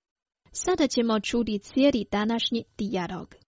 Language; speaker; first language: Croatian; non-native, fluent; Chinese